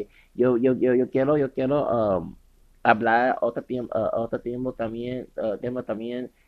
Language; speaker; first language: Spanish; non-native, learner; English